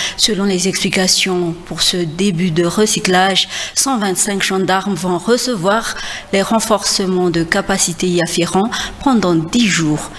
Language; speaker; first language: French; non-native, local second language; Malagasy